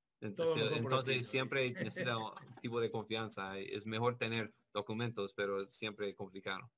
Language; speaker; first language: Spanish; non-native, learner; English